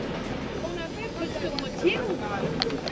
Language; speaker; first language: French; non-native, fluent; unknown